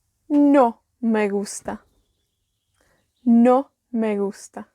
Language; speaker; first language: Spanish; non-native, learner; Welsh